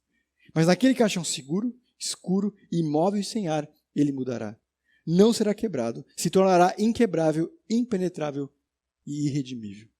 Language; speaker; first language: Portuguese; native; Portuguese